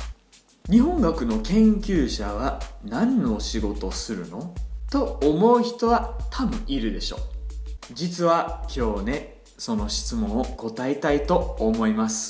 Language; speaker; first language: Japanese; non-native, fluent; English